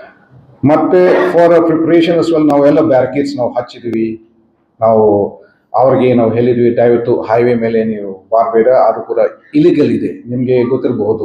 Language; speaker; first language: Kannada; non-native, fluent; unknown